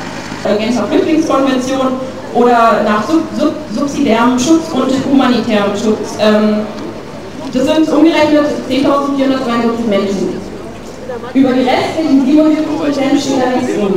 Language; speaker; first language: German; native; German